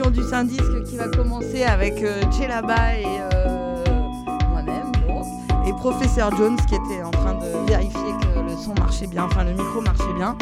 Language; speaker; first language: French; native; French